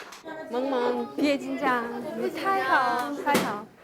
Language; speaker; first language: Chinese; non-native, learner; Korean